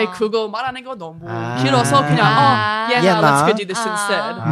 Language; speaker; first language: Korean; non-native, learner; English